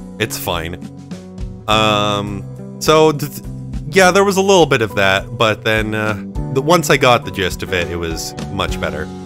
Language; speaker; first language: English; native; English